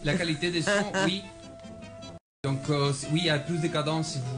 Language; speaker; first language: French; non-native, fluent; Spanish